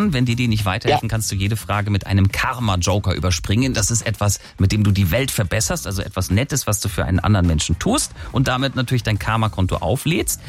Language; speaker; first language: German; native; German